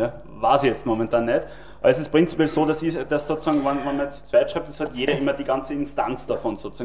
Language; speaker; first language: German; native; German